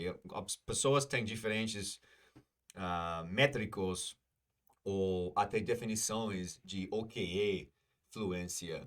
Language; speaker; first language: Portuguese; non-native, fluent; English